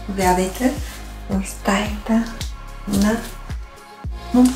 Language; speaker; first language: Bulgarian; native; Bulgarian